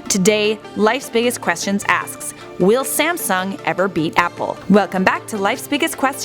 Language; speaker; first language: English; native; English